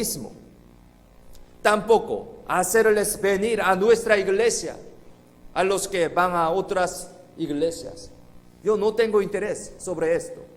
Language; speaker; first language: Spanish; non-native, fluent; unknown